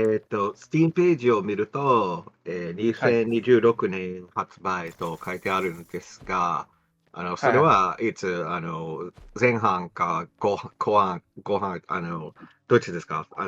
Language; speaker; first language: Japanese; non-native, fluent; English